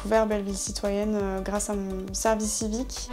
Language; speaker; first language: French; native; French